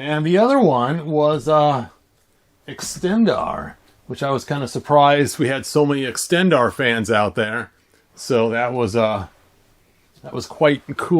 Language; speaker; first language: English; native; English